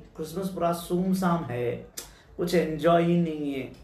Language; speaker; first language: Hindi; non-native, local second language; Telugu